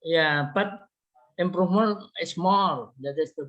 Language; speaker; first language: English; non-native, learner; Indonesian